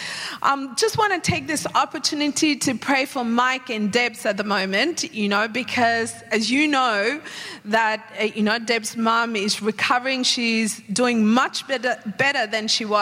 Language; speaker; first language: English; non-native, local second language; Sinhala